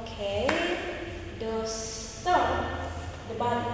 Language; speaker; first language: English; non-native, learner; Indonesian